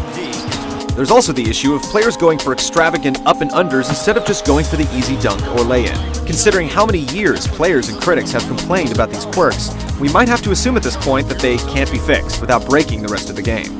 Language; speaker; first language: English; native; English